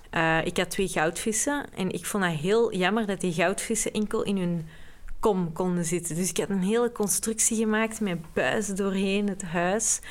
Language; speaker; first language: Dutch; native; Dutch